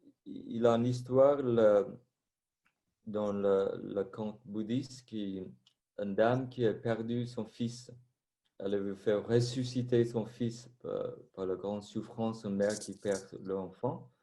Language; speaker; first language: French; non-native, fluent; Vietnamese